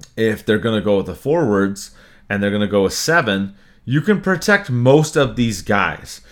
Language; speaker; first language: English; native; English